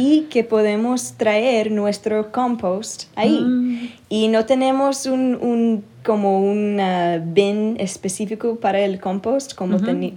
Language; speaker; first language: Spanish; early bilingual, other home language; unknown